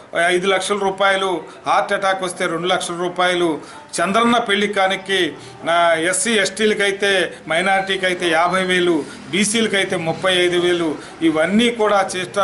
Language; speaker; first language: Telugu; native; Telugu